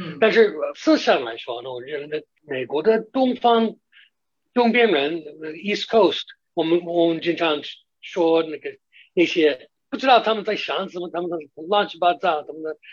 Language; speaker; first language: Chinese; non-native, fluent; English